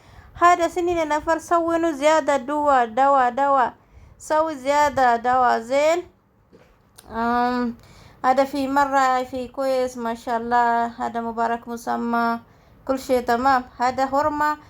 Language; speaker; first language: Arabic; non-native, learner; Oromo